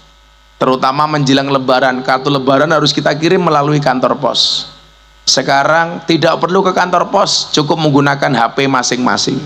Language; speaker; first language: Indonesian; non-native, local second language; Javanese